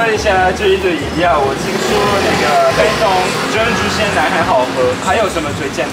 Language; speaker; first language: Chinese; non-native, fluent; French